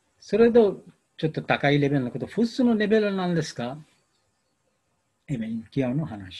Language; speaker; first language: Japanese; non-native, learner; Bangla